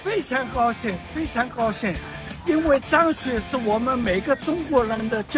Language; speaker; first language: Chinese; non-native, local second language; Cantonese